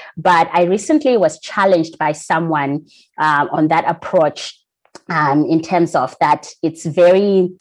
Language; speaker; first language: English; non-native, local second language; Shona